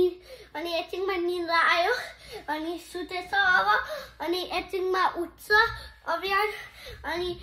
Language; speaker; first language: Nepali; early bilingual, heritage; Nepali